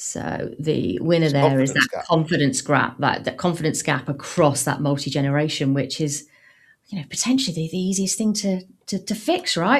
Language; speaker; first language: English; native; English